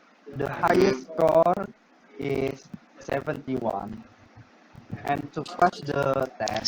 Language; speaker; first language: English; non-native, learner; Indonesian